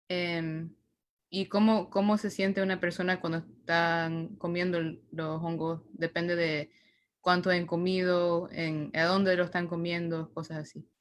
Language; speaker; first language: Spanish; early bilingual, heritage; Spanish